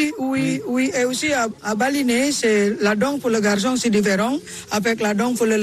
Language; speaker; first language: French; non-native, learner; Indonesian